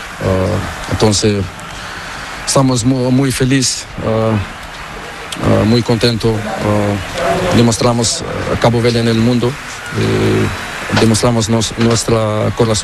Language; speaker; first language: Spanish; non-native, learner; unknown